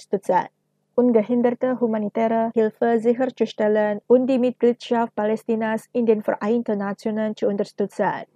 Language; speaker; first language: German; non-native, fluent; Indonesian